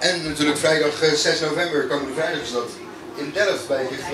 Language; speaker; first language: Dutch; native; Dutch